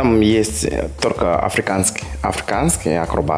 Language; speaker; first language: Russian; non-native, learner; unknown